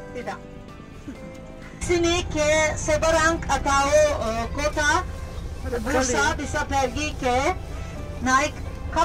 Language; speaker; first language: Indonesian; non-native, learner; Turkish